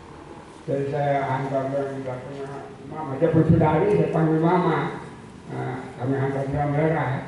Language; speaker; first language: Indonesian; non-native, local second language; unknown